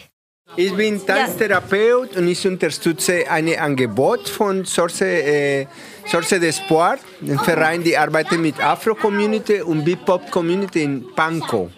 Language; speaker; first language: German; non-native, fluent; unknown